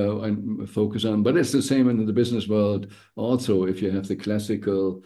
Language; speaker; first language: English; non-native, fluent; German